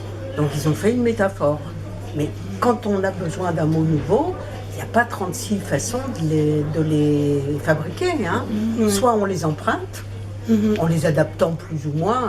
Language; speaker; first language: French; native; French